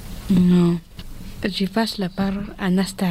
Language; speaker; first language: French; early bilingual, other home language; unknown